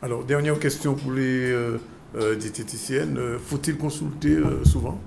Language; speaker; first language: French; native; French